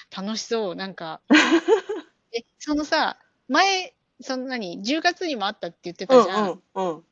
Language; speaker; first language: Japanese; native; Japanese